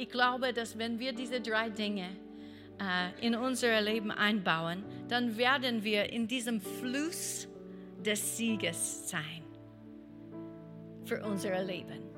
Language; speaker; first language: German; non-native, fluent; English